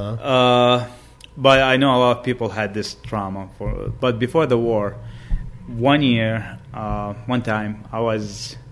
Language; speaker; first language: English; non-native, fluent; Arabic